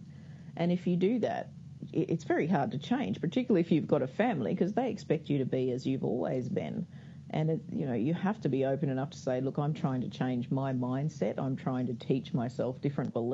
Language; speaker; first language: English; native; English